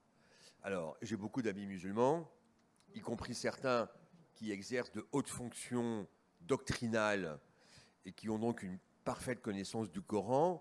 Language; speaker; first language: French; native; French